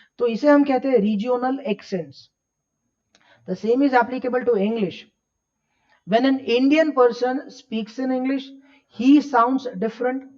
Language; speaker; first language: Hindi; non-native, local second language; Gujarati